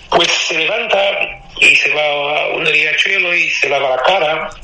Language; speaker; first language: Spanish; non-native, fluent; Romanian